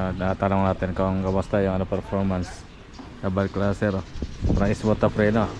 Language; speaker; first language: Filipino; non-native, local second language; Masbatenyo